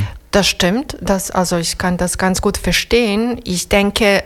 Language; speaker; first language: German; non-native, fluent; Italian